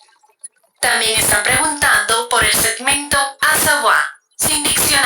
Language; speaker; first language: Spanish; native; Spanish